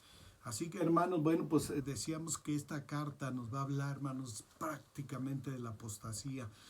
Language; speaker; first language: Spanish; native; Spanish